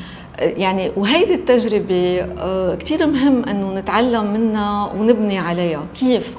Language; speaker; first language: Arabic; native; Arabic